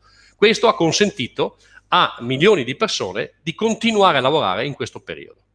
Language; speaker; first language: Italian; native; Italian